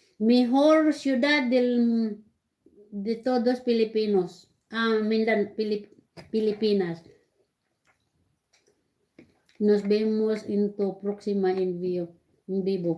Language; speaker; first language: Spanish; non-native, learner; Cebuano